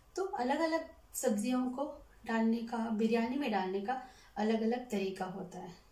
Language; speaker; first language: Hindi; non-native, local second language; Telugu